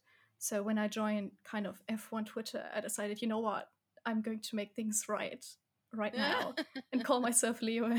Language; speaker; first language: English; non-native, fluent; German